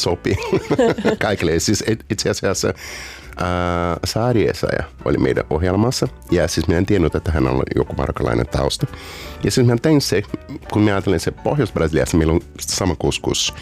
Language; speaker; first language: Finnish; non-native, fluent; Portuguese